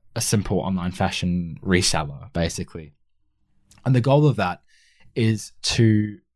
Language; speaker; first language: English; native; English